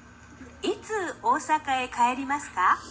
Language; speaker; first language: Japanese; non-native, learner; Filipino